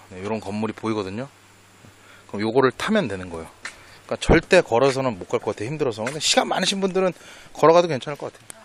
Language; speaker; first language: Korean; native; Korean